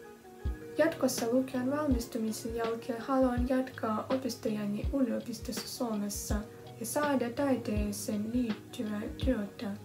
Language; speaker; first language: Finnish; non-native, learner; Russian